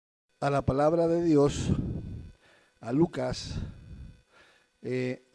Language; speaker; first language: Spanish; native; Spanish